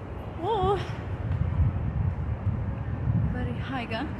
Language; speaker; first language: English; non-native, learner; Malay